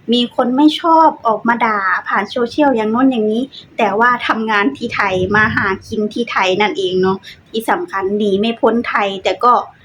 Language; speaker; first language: Thai; native; Thai